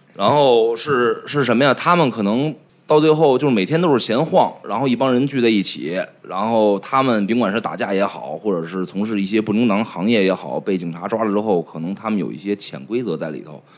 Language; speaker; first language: Chinese; native; Chinese